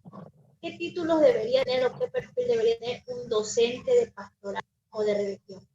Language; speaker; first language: Spanish; native; Spanish